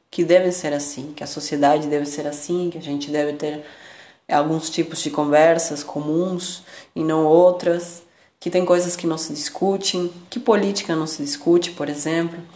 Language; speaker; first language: Portuguese; non-native, fluent; Spanish